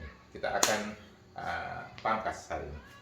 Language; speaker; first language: Indonesian; native; Indonesian